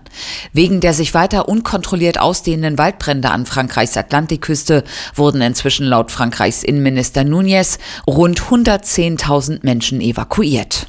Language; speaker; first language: German; native; German